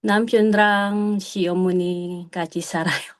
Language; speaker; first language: Korean; non-native, learner; Filipino